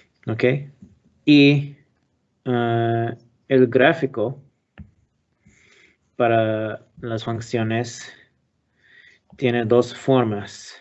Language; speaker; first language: Spanish; non-native, learner; English